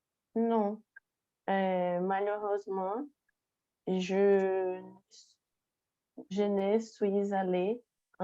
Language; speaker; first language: French; non-native, learner; Portuguese